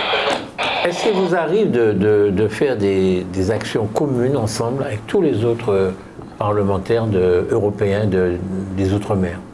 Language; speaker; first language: French; native; French